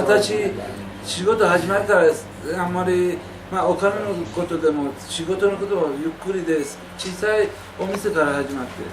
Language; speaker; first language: Japanese; non-native, learner; Persian